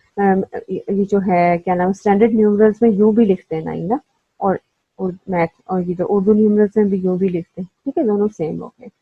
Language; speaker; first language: Urdu; native; Urdu